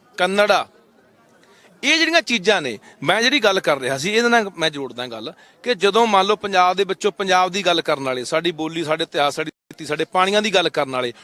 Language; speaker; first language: Punjabi; native; Punjabi